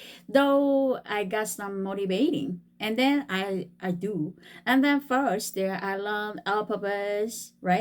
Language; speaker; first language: English; non-native, fluent; Korean